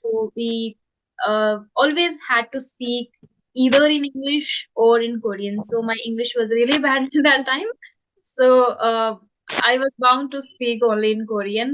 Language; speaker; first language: English; non-native, local second language; Hindi